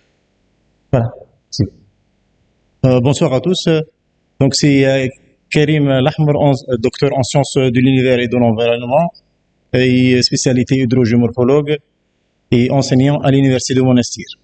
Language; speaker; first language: French; non-native, local second language; Arabic